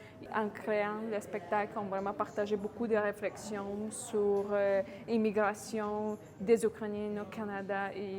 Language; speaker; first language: French; non-native, fluent; Ukrainian